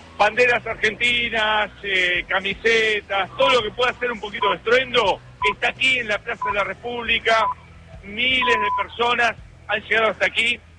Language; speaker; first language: Spanish; native; Spanish